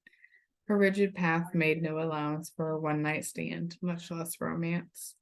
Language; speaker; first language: English; native; English